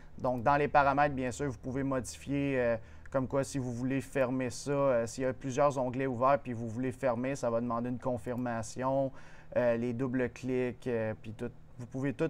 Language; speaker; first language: French; native; French